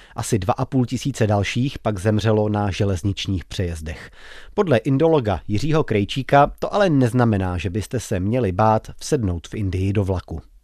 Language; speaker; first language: Czech; native; Czech